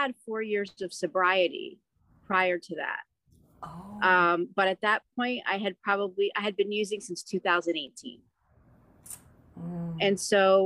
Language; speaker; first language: English; native; English